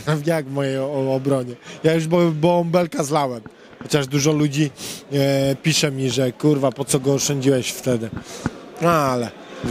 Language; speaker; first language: Polish; native; Polish